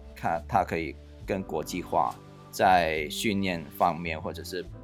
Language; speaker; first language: Chinese; non-native, fluent; Cantonese